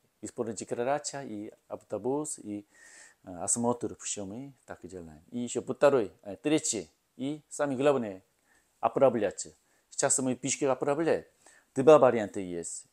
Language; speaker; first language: Russian; non-native, learner; Korean